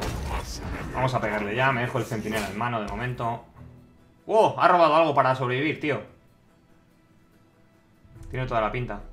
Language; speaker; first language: Spanish; native; Spanish